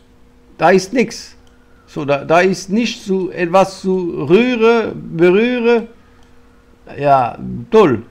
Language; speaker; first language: German; non-native, fluent; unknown